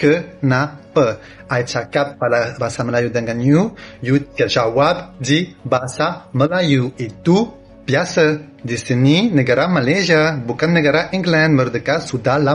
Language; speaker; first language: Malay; non-native, learner; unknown